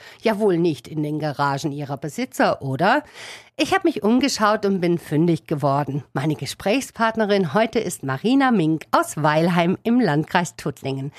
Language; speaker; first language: German; native; German